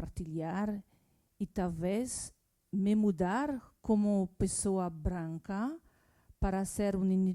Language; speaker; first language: Portuguese; non-native, learner; French